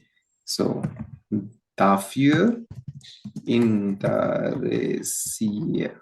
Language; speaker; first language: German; non-native, fluent; Bangla